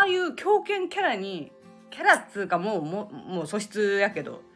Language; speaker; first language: Japanese; native; Japanese